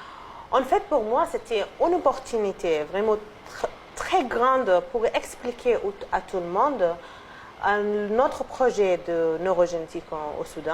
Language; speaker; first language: French; non-native, fluent; Arabic